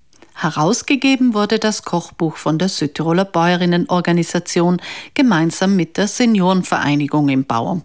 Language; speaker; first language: German; native; German